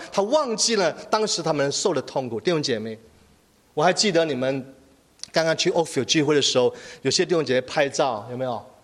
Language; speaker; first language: Chinese; native; Chinese